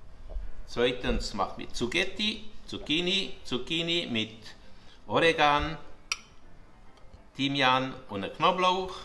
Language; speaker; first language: German; non-native, local second language; French